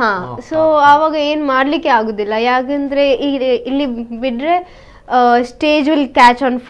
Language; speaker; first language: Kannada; non-native, local second language; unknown